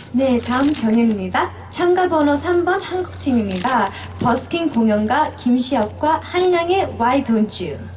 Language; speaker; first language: Korean; early bilingual, heritage; Korean